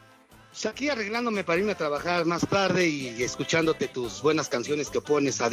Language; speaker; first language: Spanish; native; Spanish